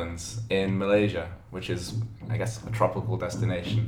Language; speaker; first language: English; native; English